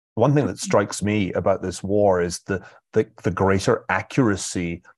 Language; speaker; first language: English; native; English